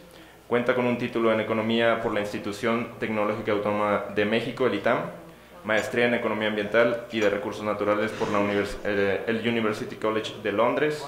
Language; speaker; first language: Spanish; native; Spanish